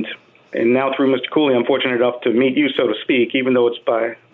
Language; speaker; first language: English; native; English